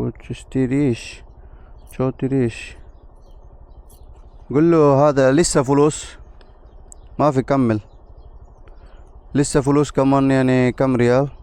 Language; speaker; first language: Arabic; non-native, learner; Bangla